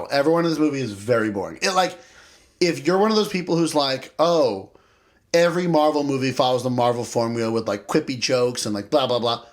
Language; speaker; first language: English; native; English